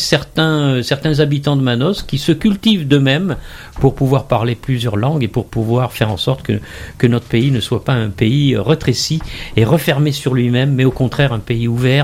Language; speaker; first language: French; native; French